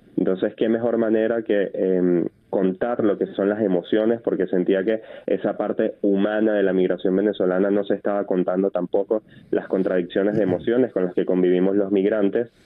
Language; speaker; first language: Spanish; native; Spanish